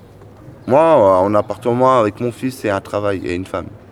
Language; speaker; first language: French; native; French